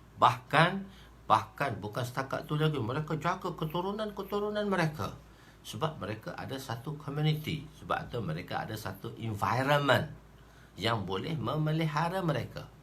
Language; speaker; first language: Malay; native; Malay